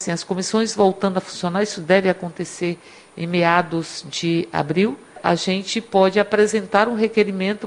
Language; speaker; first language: Portuguese; native; Portuguese